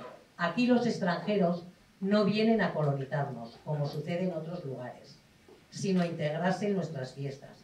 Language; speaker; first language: Spanish; native; Spanish